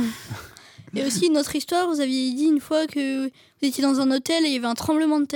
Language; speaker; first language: French; native; French